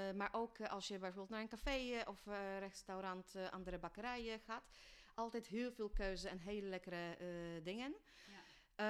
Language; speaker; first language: Dutch; non-native, fluent; Polish